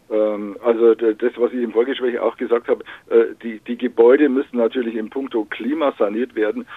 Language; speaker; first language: German; native; German